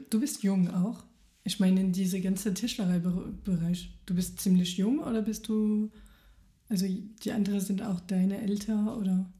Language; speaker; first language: German; non-native, fluent; French